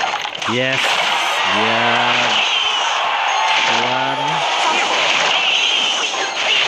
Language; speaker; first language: English; non-native, learner; Indonesian